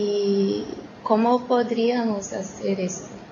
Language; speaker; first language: Spanish; non-native, learner; Portuguese